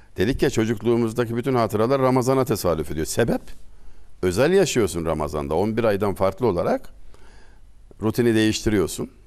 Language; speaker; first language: Turkish; native; Turkish